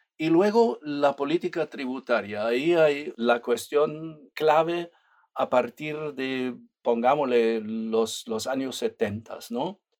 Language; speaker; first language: Spanish; non-native, fluent; German